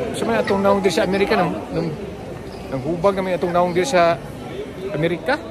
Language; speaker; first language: Filipino; non-native, local second language; Cebuano